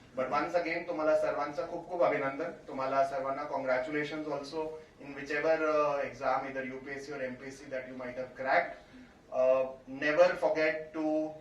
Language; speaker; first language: Marathi; non-native, local second language; Hindi